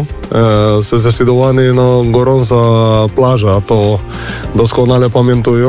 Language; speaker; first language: Polish; non-native, fluent; Spanish